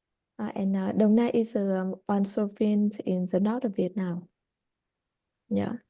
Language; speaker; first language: English; non-native, learner; Vietnamese